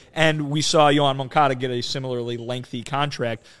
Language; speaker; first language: English; native; English